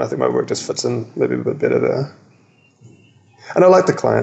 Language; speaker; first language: English; native; English